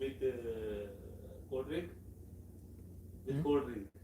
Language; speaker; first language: English; non-native, learner; Punjabi